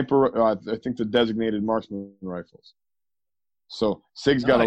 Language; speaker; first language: English; native; English